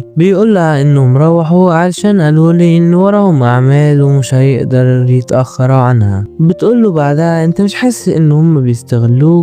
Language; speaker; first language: Arabic; native; Arabic